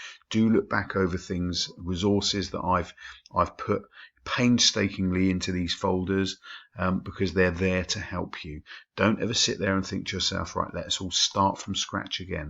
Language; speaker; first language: English; native; English